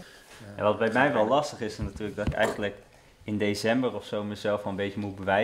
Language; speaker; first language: Dutch; native; Dutch